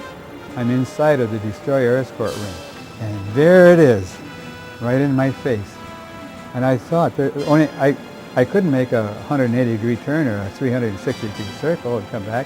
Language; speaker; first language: English; native; English